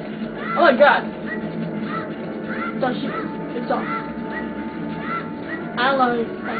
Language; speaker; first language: English; native; English